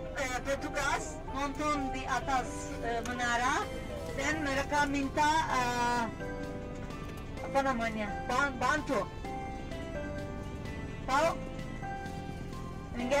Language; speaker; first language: Indonesian; non-native, learner; Turkish